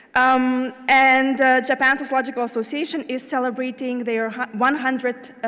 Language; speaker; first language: English; non-native, fluent; Lithuanian